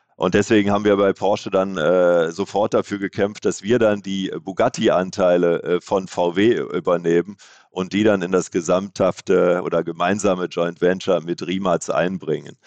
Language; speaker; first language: German; native; German